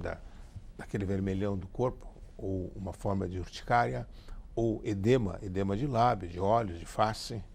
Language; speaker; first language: Portuguese; native; Portuguese